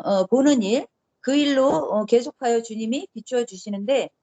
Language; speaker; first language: Korean; native; Korean